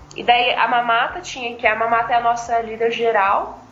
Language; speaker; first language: Portuguese; native; Portuguese